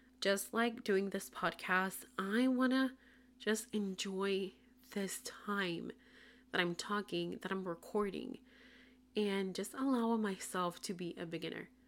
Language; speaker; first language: English; non-native, local second language; Spanish